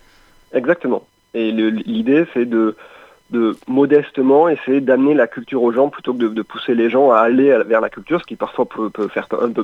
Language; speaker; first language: French; native; French